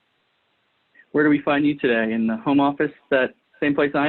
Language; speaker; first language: English; native; English